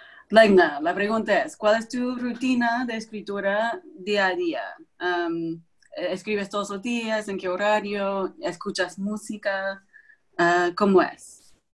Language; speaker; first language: Spanish; non-native, fluent; English